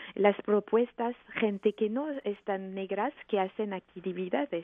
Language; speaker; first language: Spanish; non-native, fluent; French